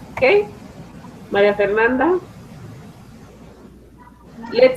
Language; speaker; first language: English; non-native, fluent; Spanish